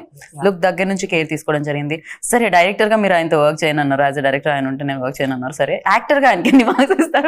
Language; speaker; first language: Telugu; native; Telugu